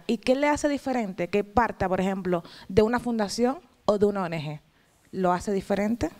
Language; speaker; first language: Spanish; native; Spanish